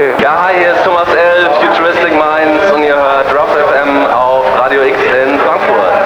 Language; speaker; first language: German; native; German